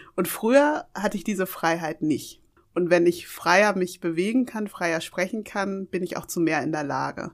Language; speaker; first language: German; early bilingual, other home language; Yoruba